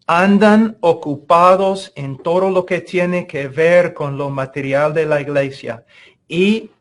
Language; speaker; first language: Spanish; non-native, fluent; English